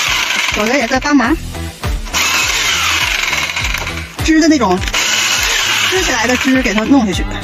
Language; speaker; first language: Chinese; native; Chinese